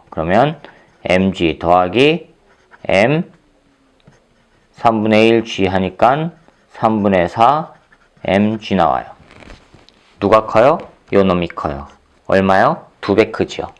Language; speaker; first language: Korean; native; Korean